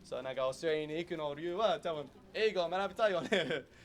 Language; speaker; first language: Japanese; non-native, learner; English